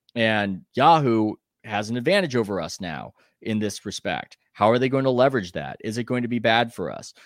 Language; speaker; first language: English; native; English